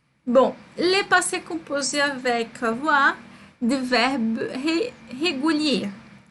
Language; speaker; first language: French; non-native, fluent; Portuguese